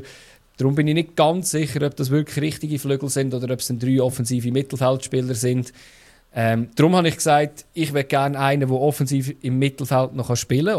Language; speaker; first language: German; native; German